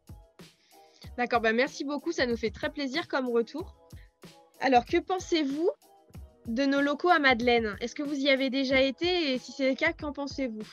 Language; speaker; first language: French; native; French